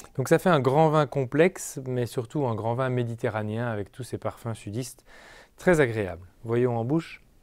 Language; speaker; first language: French; native; French